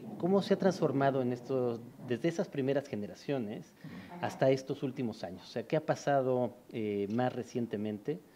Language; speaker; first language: Spanish; native; Spanish